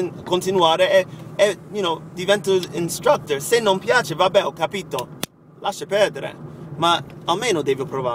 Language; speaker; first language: Italian; non-native, fluent; English